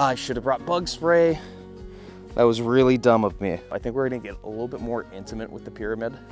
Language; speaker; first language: English; native; English